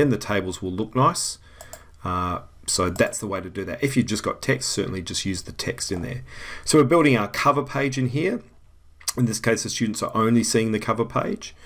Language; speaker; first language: English; native; English